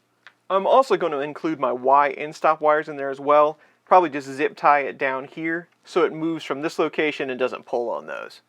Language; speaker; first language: English; native; English